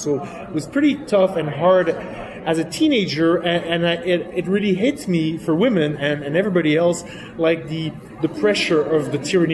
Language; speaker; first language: English; non-native, fluent; French